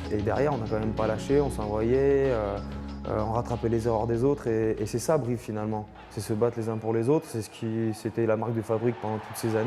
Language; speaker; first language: French; native; French